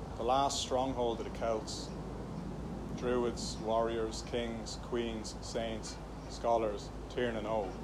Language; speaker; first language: English; native; English